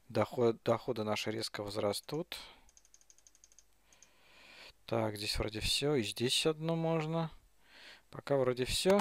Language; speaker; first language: Russian; native; Russian